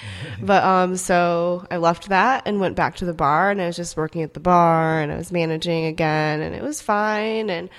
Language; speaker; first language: English; early bilingual, other home language; Korean